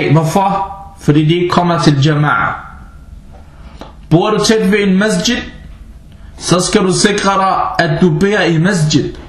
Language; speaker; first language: Danish; non-native, fluent; Arabic